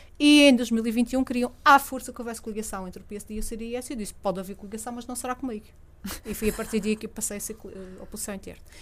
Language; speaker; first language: Portuguese; native; Portuguese